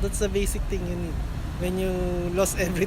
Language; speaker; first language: English; non-native, learner; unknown